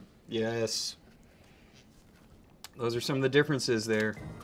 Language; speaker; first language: English; native; English